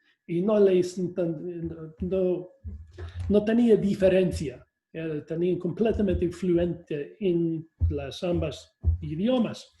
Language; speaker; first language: Spanish; non-native, fluent; English